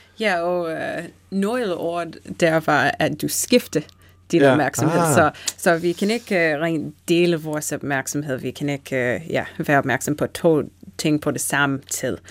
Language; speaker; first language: Danish; non-native, fluent; English